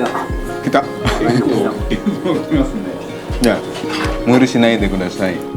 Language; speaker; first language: Japanese; non-native, learner; Indonesian